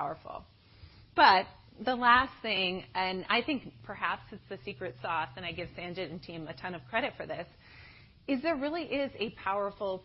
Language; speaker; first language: English; native; English